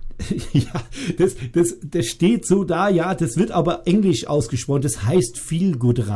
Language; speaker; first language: German; native; German